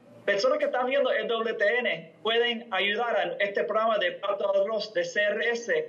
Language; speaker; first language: Spanish; non-native, fluent; English